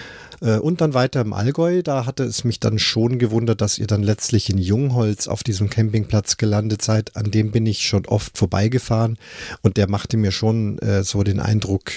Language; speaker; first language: German; native; German